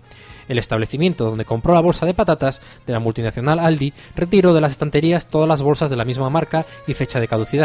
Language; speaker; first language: Spanish; native; Spanish